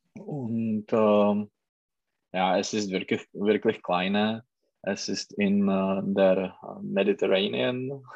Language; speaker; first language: German; non-native, learner; Czech